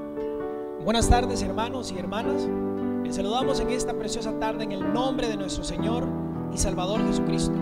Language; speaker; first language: Spanish; native; Spanish